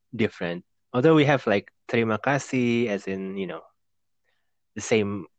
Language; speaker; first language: English; non-native, fluent; Indonesian